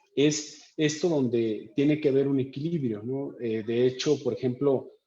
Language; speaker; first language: Spanish; native; Spanish